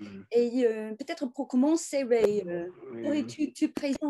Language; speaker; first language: French; non-native, fluent; English